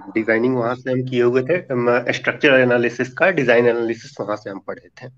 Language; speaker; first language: Hindi; native; Hindi